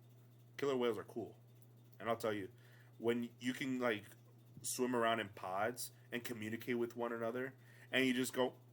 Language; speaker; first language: English; native; English